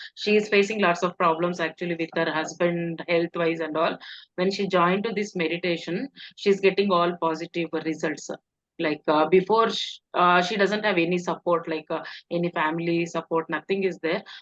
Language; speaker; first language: English; non-native, local second language; Kannada